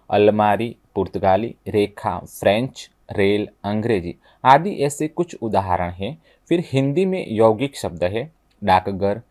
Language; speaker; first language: Hindi; non-native, local second language; Gujarati